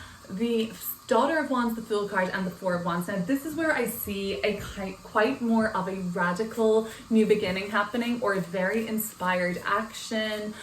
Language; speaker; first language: English; native; English